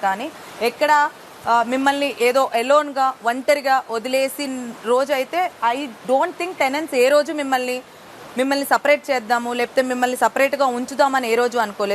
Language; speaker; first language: Telugu; native; Telugu